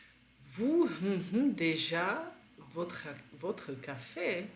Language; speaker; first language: French; non-native, fluent; Czech